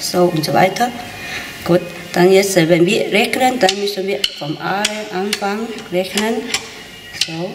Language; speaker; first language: German; non-native, learner; Chinese